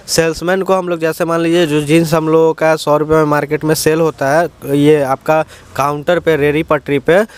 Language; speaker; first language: Hindi; native; Hindi